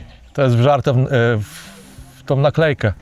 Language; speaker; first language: Polish; native; Polish